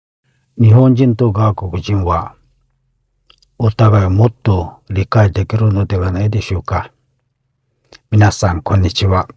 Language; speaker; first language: Japanese; non-native, fluent; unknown